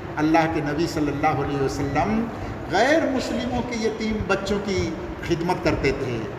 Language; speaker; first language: Urdu; non-native, local second language; Bangla